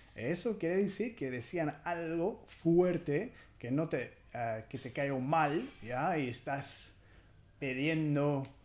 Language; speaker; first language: Spanish; non-native, fluent; English